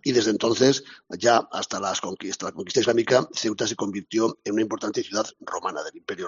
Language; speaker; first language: Spanish; native; Spanish